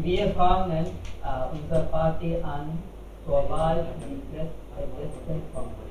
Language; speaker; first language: German; non-native, learner; Hindi